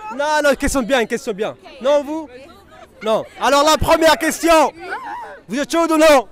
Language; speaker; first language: French; non-native, local second language; Arabic